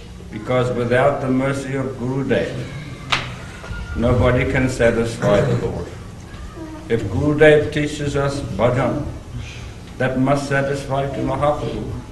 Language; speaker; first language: English; non-native, local second language; Bangla